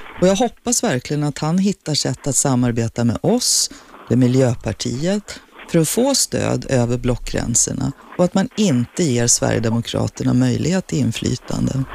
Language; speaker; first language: Swedish; native; Swedish